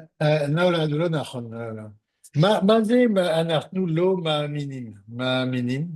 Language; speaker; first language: Hebrew; non-native, learner; French